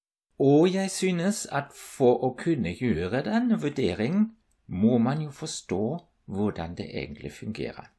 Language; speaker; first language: Norwegian; non-native, fluent; German